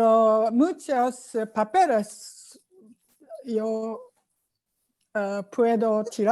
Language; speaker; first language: Spanish; non-native, learner; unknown